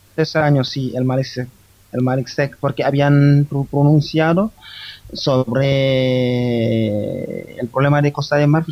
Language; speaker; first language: Spanish; non-native, fluent; Wolof